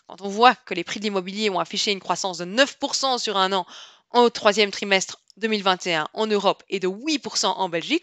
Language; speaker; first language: French; native; French